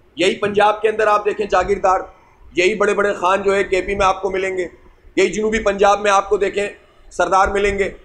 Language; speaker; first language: Urdu; native; Urdu